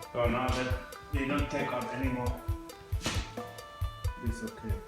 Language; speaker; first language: English; non-native, learner; Finnish